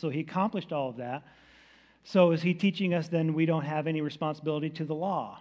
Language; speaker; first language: English; native; English